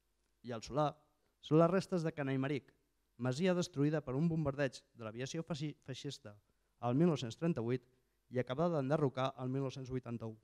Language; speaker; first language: Catalan; native; Catalan